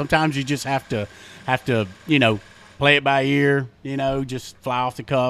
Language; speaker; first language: English; native; English